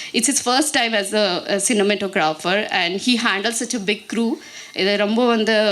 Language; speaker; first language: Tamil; non-native, learner; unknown